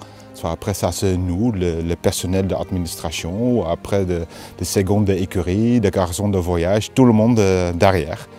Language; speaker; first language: French; non-native, fluent; Dutch